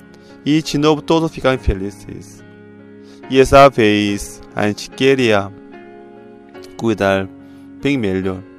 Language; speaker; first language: Portuguese; non-native, fluent; Korean